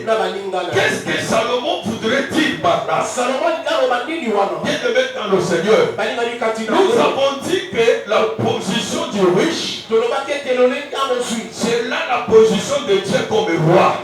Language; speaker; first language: French; non-native, local second language; Lingala